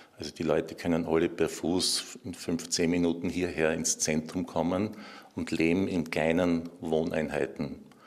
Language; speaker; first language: German; native; German